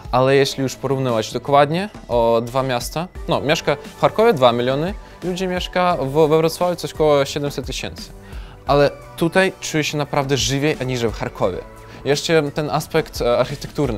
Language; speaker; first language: Polish; non-native, learner; Ukrainian